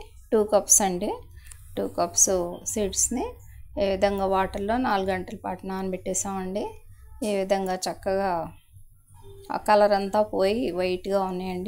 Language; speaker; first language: Telugu; native; Telugu